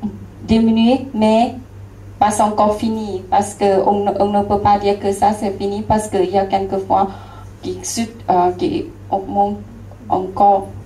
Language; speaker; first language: French; non-native, learner; Lao